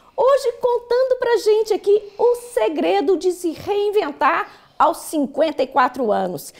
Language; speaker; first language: Portuguese; native; Portuguese